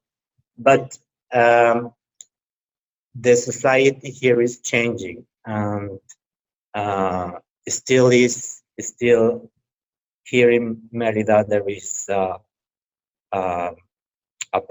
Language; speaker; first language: English; non-native, fluent; Spanish